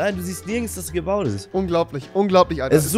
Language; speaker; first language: German; native; German